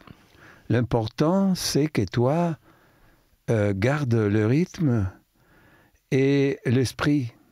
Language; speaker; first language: French; non-native, fluent; Italian